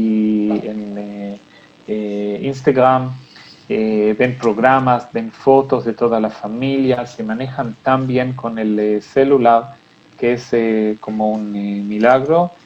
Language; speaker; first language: Spanish; non-native, fluent; Hebrew